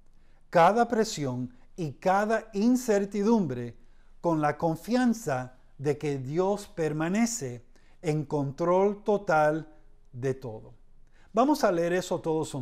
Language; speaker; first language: Spanish; early bilingual, heritage; Spanish